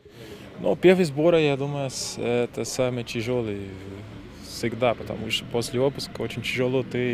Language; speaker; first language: Russian; non-native, fluent; Portuguese